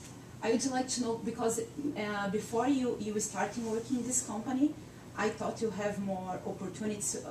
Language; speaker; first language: English; non-native, learner; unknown